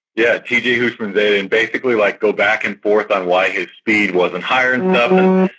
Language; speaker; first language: English; native; English